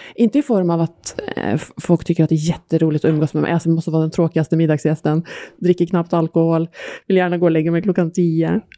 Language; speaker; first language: Swedish; non-native, fluent; Norwegian